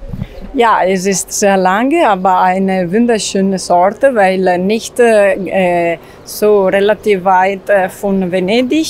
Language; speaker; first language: German; non-native, learner; Italian